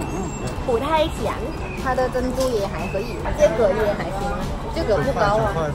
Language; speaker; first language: Chinese; non-native, learner; Thai